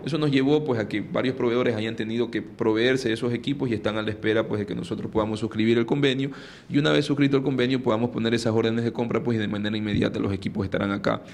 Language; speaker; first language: Spanish; native; Spanish